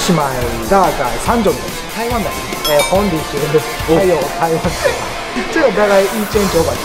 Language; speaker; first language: Chinese; non-native, learner; Japanese